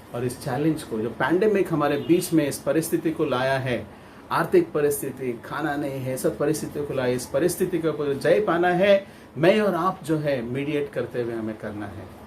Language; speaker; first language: Hindi; non-native, local second language; Kannada